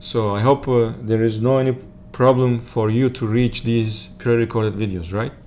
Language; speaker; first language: English; non-native, learner; Turkish